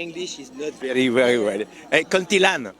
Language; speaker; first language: English; non-native, learner; French